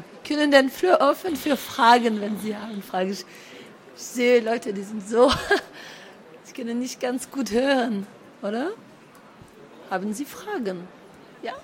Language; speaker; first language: German; non-native, fluent; French